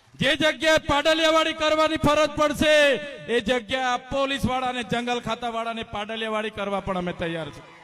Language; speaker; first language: Gujarati; non-native, local second language; Vasavi